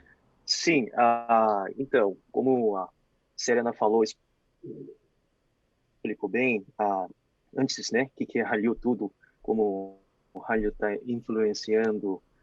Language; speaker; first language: Portuguese; non-native, fluent; Korean